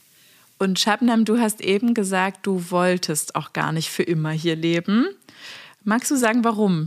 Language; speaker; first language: German; native; German